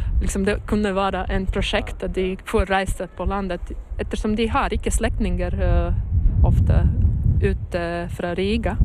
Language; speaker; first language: Norwegian; non-native, learner; Latvian